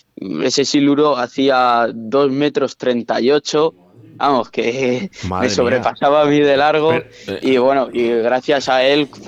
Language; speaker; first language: Spanish; native; Spanish